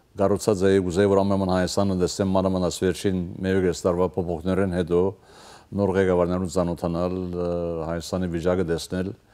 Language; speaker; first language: Armenian; early bilingual, heritage; Armenian